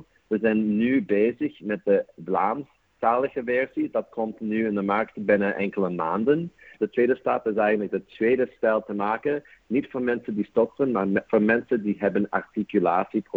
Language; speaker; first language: Dutch; non-native, fluent; English